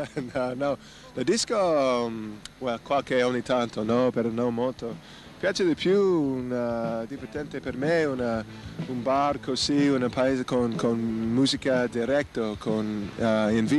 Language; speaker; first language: Italian; non-native, learner; English